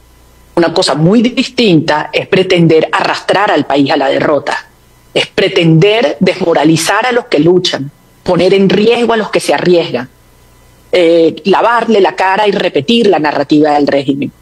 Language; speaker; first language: Spanish; native; Spanish